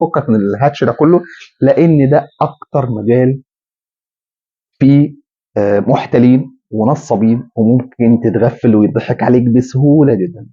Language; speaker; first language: Arabic; native; Arabic